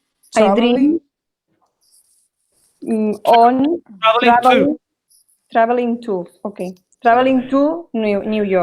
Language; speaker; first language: English; non-native, learner; Spanish